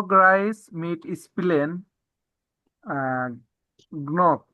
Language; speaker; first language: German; non-native, learner; Bangla